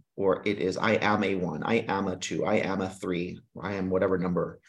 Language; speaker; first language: English; early bilingual, other home language; Greek